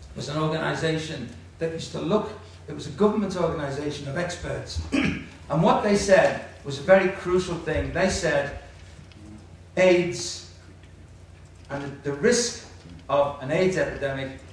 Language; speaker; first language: English; native; English